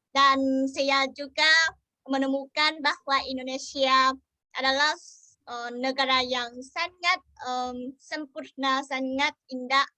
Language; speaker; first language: Indonesian; non-native, learner; Vietnamese